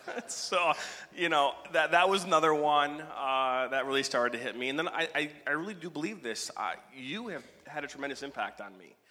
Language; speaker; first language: English; native; English